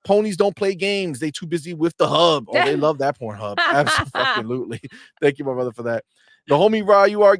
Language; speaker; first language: English; native; English